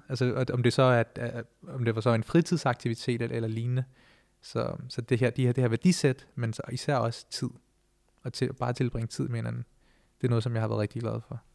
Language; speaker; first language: Danish; early bilingual, other home language; Punjabi